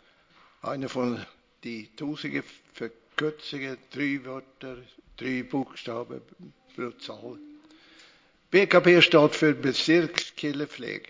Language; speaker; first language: German; non-native, fluent; Swedish